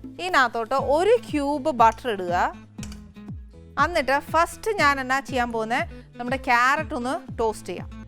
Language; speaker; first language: Malayalam; native; Malayalam